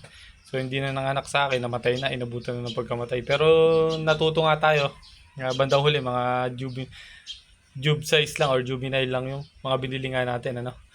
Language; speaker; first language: Filipino; non-native, local second language; Cebuano